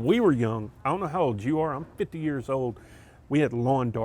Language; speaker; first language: English; native; English